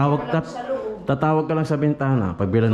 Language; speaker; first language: Filipino; native; Filipino